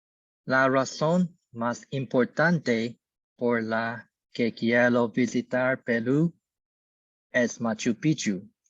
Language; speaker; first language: Spanish; non-native, learner; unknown